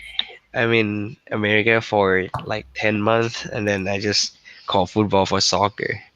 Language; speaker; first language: English; non-native, learner; Thai